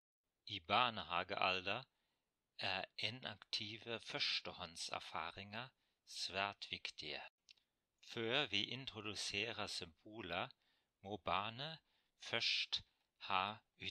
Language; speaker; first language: Norwegian; non-native, fluent; German